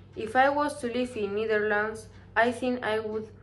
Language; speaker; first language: English; non-native, learner; Spanish